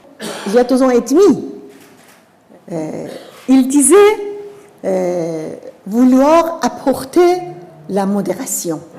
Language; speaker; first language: French; non-native, fluent; Persian